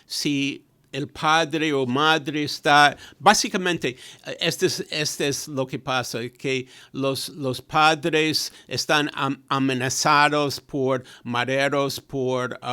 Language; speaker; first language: Spanish; non-native, fluent; English